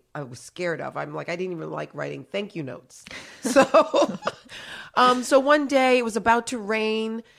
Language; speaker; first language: English; early bilingual, other home language; Haitian Creole